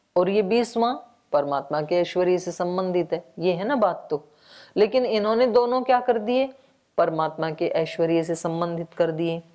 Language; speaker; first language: Hindi; native; Hindi